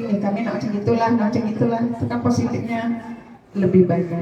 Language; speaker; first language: Indonesian; native; Indonesian